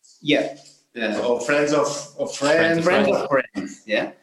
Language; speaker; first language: English; non-native, learner; Spanish